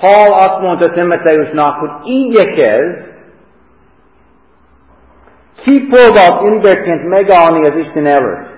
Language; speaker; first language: Hungarian; non-native, fluent; English